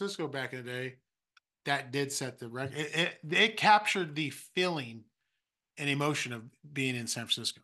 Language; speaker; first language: English; native; English